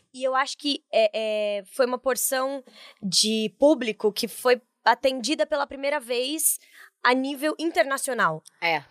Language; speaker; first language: Portuguese; native; Portuguese